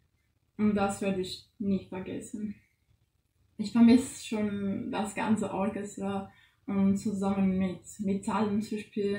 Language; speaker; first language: German; non-native, fluent; Portuguese